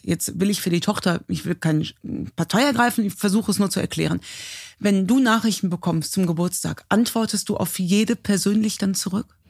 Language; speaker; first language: German; native; German